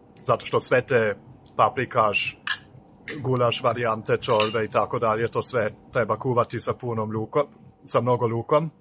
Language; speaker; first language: Croatian; non-native, fluent; German